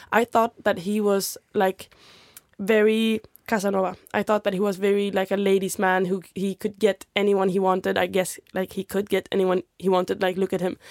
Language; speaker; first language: English; non-native, fluent; Swedish